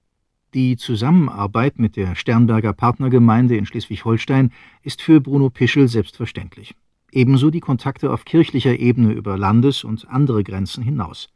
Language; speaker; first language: German; native; German